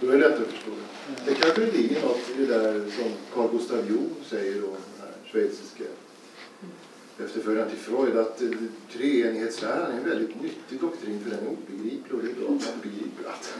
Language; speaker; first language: Swedish; native; Swedish